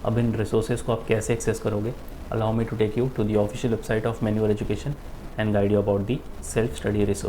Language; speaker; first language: Hindi; native; Hindi